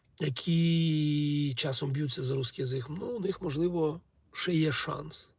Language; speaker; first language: Ukrainian; non-native, local second language; Russian